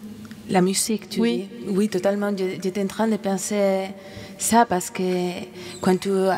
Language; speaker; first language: French; non-native, fluent; Spanish